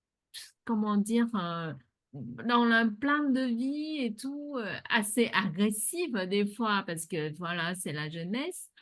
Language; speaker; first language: French; non-native, fluent; Vietnamese